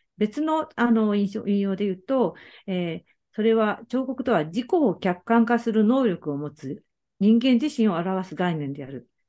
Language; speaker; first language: Japanese; native; Japanese